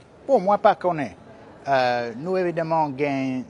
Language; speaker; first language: Haitian Creole; non-native, fluent; English